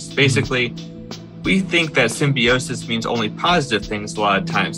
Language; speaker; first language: English; native; English